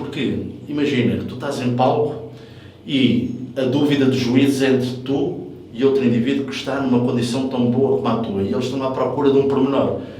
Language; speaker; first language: Portuguese; early bilingual, heritage; English